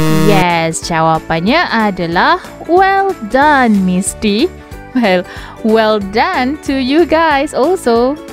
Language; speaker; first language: Malay; native; Malay